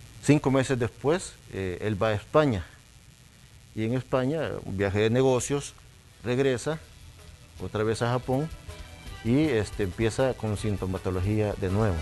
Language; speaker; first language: Spanish; native; Spanish